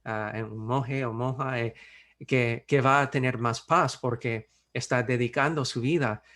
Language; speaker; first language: Spanish; non-native, fluent; English